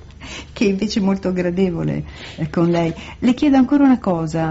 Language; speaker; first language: Italian; native; Italian